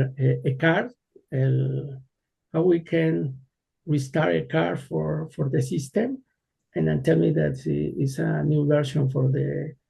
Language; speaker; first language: English; non-native, learner; Spanish